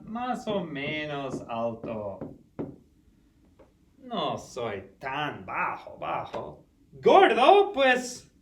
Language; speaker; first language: Spanish; non-native, fluent; English